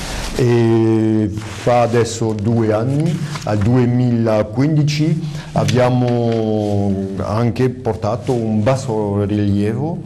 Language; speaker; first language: Italian; early bilingual, heritage; French